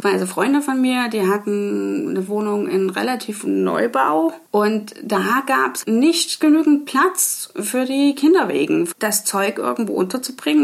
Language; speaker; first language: German; native; German